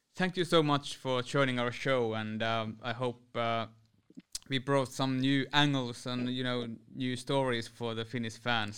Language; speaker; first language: English; non-native, fluent; Finnish